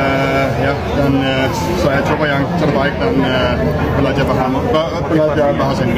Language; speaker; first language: Indonesian; non-native, learner; Danish